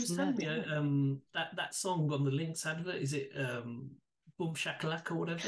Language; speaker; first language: English; native; English